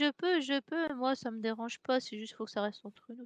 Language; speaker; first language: French; native; French